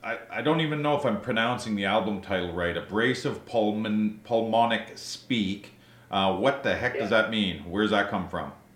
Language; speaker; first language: English; early bilingual, other home language; French